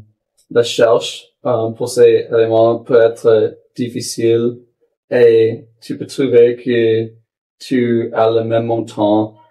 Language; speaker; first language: French; non-native, local second language; English